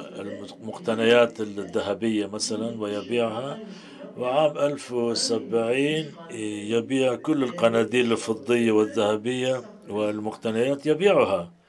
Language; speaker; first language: Arabic; non-native, fluent; Turkish